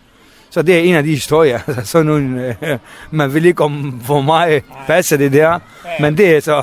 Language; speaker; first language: Danish; non-native, learner; Kurdish